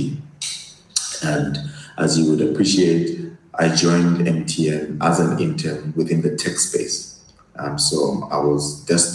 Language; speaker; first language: English; non-native, local second language; Bemba